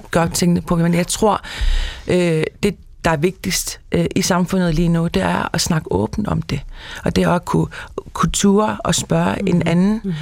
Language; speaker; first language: Danish; non-native, local second language; Kalaallisut